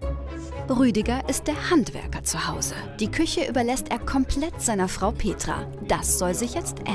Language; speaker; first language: German; native; German